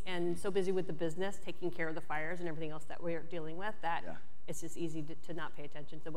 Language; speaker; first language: English; native; English